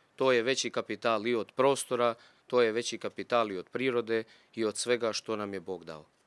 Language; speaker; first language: Bosnian; non-native, local second language; Albanian